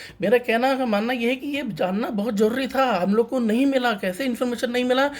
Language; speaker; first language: Hindi; non-native, local second language; Tamil